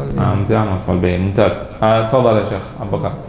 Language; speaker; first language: Arabic; non-native, fluent; Indonesian